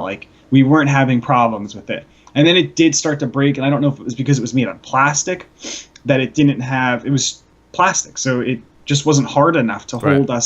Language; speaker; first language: English; native; English